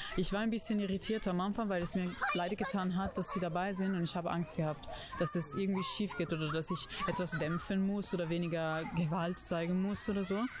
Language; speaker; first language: German; non-native, fluent; Italian